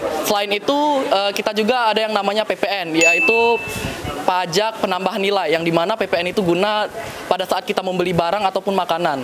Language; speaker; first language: Indonesian; native; Indonesian